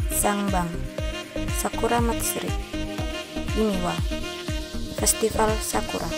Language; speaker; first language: Japanese; non-native, learner; Indonesian